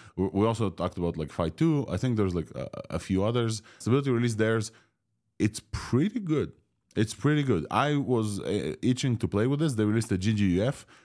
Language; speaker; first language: English; non-native, fluent; Russian